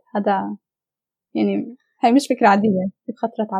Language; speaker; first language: Arabic; native; Arabic